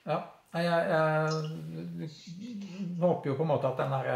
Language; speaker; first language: Norwegian; native; Norwegian